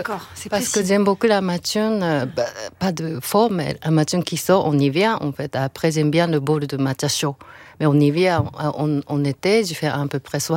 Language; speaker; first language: French; non-native, learner; Japanese